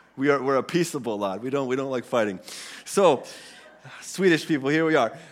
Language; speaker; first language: English; early bilingual, other home language; Swedish